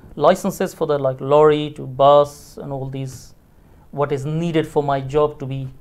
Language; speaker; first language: English; non-native, fluent; Punjabi